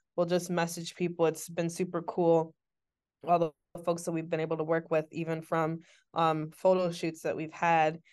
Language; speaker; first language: English; native; English